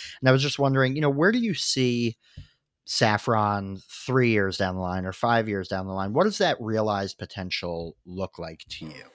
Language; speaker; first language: English; native; English